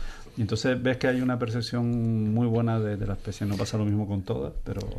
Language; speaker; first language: Spanish; native; Spanish